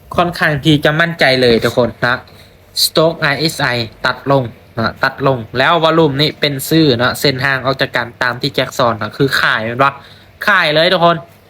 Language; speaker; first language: Thai; non-native, local second language; Lao